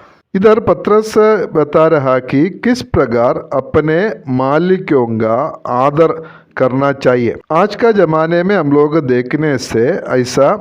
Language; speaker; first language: Hindi; non-native, local second language; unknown